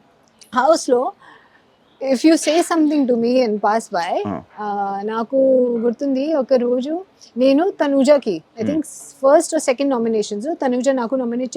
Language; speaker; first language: Telugu; non-native, learner; Hindi